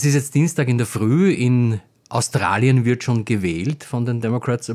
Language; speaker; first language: German; native; German